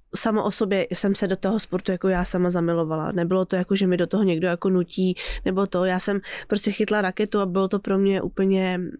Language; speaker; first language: Czech; native; Czech